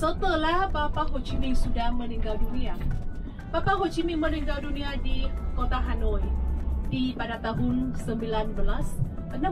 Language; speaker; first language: Indonesian; non-native, fluent; Vietnamese